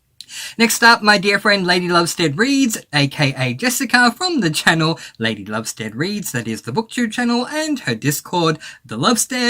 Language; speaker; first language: English; native; English